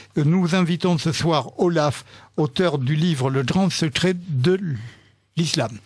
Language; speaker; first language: French; native; French